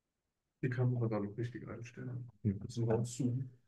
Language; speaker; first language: German; native; German